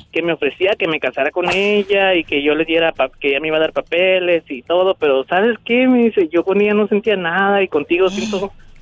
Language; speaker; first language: Spanish; native; Spanish